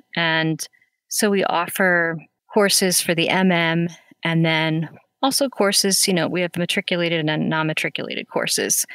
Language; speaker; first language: English; native; English